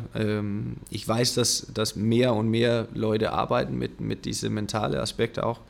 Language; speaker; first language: German; non-native, fluent; Danish